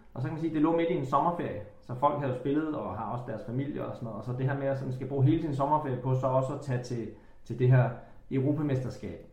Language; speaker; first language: Danish; native; Danish